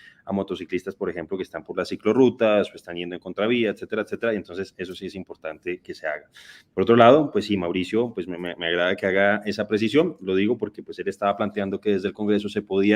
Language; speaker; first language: Spanish; native; Spanish